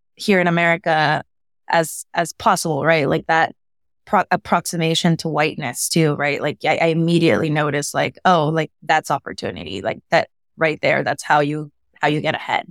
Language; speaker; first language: English; early bilingual, other home language; Spanish